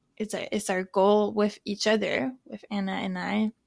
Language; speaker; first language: English; non-native, fluent; French